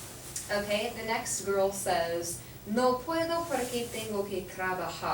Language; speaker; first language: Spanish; non-native, fluent; English